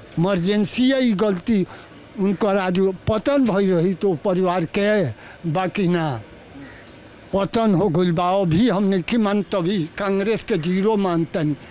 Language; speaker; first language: Bhojpuri; native; Bhojpuri